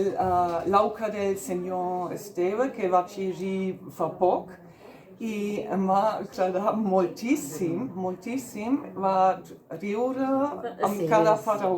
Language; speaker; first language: Catalan; non-native, fluent; German